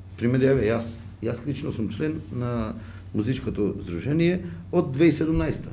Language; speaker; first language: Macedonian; native; Macedonian